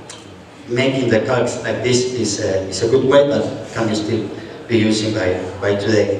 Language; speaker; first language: English; non-native, fluent; Spanish